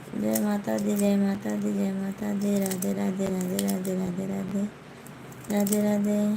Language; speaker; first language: Hindi; native; Hindi